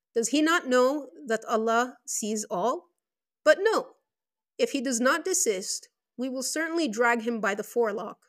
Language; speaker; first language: English; non-native, fluent; Spanish